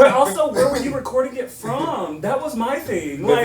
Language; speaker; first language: English; native; English